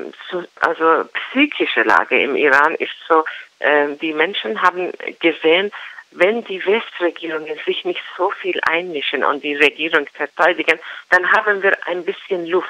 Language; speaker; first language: German; non-native, learner; Persian